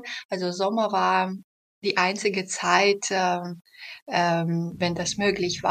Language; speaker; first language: German; non-native, fluent; Belarusian